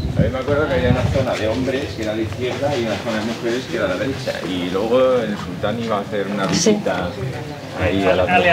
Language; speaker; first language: Spanish; native; Spanish